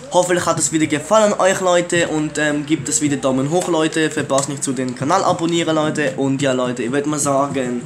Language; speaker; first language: German; early bilingual, other home language; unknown